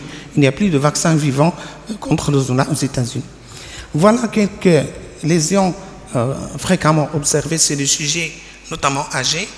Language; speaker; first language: French; non-native, local second language; Arabic